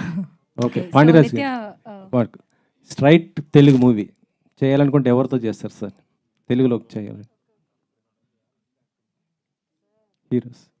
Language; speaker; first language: Telugu; native; Telugu